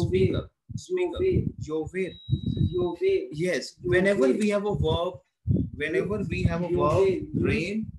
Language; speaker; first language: English; non-native, local second language; Hindi